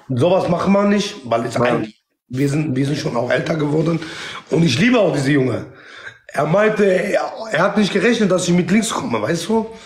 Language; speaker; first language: German; non-native, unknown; Kurdish